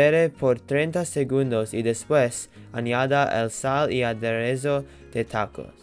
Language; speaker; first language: Spanish; non-native, learner; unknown